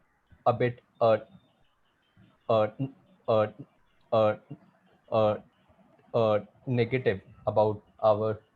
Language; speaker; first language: English; non-native, local second language; Hindi